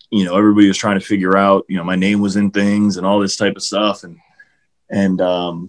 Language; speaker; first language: English; native; English